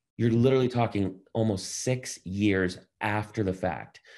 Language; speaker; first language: English; native; English